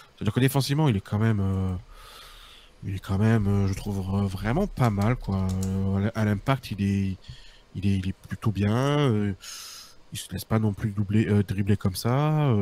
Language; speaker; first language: French; native; French